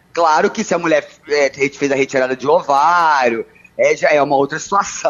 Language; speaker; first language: Portuguese; native; Portuguese